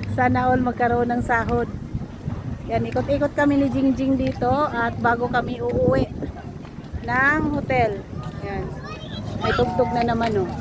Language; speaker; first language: Filipino; non-native, local second language; Cebuano